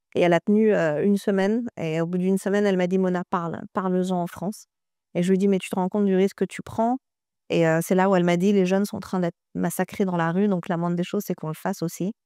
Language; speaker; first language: French; early bilingual, other home language; Persian